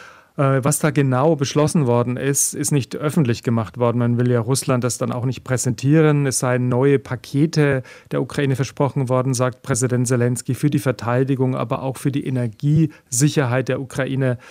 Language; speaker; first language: German; native; German